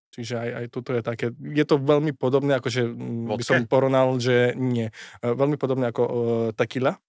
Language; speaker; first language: Slovak; non-native, fluent; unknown